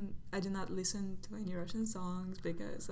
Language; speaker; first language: English; non-native, fluent; Russian